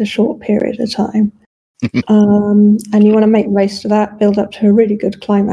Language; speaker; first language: English; native; English